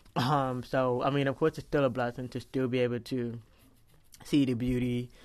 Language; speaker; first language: English; native; English